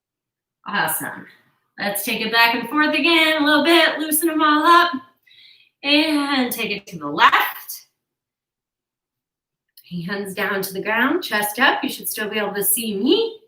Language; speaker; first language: English; native; English